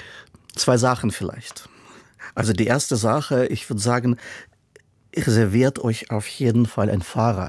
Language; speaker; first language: German; non-native, fluent; Russian